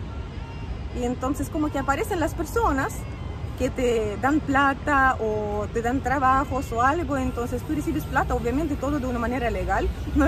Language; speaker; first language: Spanish; native; Spanish